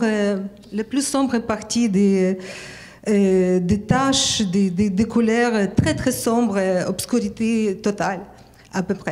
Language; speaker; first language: French; non-native, learner; Ukrainian